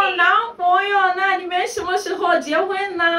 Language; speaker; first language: Chinese; non-native, fluent; Yoruba